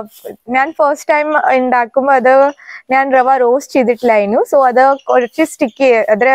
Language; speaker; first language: Malayalam; non-native, learner; Hindi